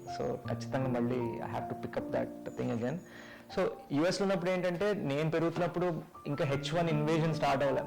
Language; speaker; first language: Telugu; early bilingual, heritage; Telugu